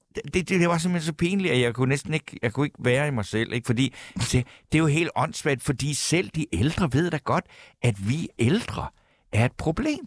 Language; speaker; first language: Danish; native; Danish